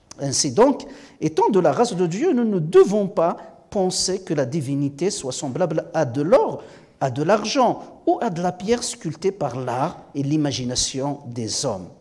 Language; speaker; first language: French; non-native, local second language; Kabyle